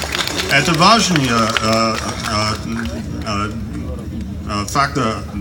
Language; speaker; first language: Russian; non-native, learner; English